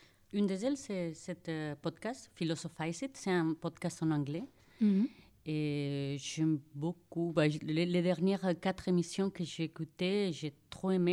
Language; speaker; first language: French; non-native, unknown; Spanish